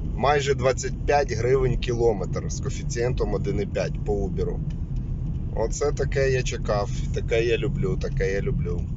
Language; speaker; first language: Ukrainian; non-native, local second language; Russian